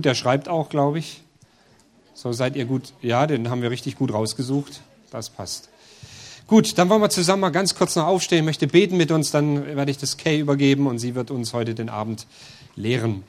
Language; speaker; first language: German; native; German